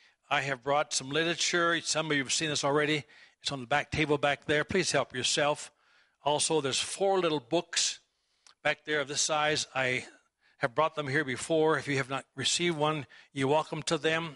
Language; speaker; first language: English; native; English